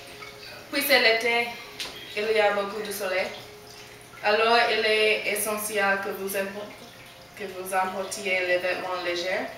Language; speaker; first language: French; non-native, learner; English